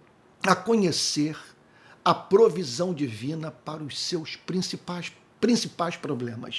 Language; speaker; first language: Portuguese; native; Portuguese